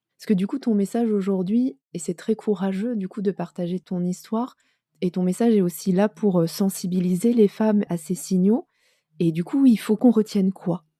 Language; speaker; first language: French; native; French